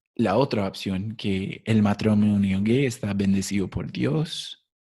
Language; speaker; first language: Spanish; non-native, fluent; English